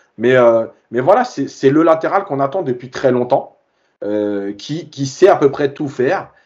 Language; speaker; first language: French; native; French